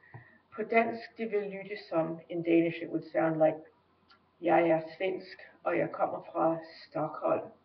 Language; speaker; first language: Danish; early bilingual, heritage; Danish